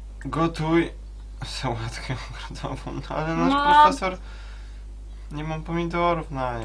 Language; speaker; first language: Polish; native; Polish